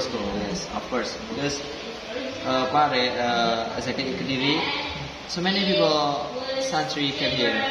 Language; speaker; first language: English; non-native, learner; Indonesian